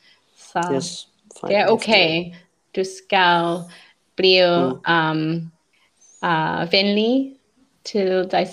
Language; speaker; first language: Danish; non-native, learner; English